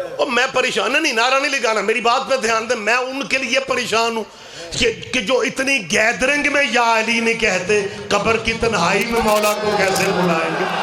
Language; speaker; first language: Urdu; non-native, local second language; Punjabi